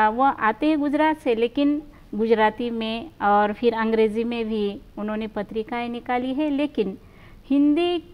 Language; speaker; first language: Hindi; non-native, local second language; Marathi